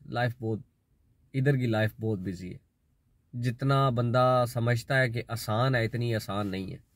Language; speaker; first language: Urdu; non-native, local second language; Punjabi